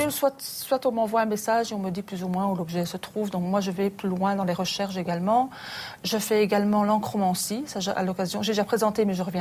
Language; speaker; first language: French; native; French